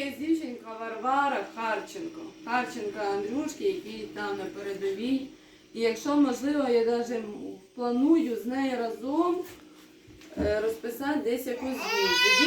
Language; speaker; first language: Ukrainian; native; Ukrainian